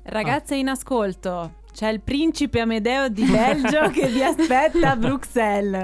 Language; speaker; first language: Italian; native; Italian